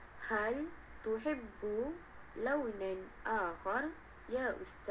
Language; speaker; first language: Arabic; non-native, learner; Malay